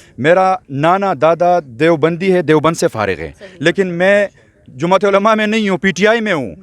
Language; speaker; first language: Urdu; non-native, local second language; Pashto